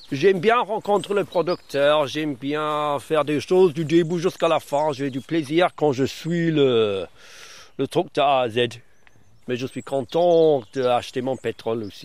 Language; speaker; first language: French; early bilingual, other home language; English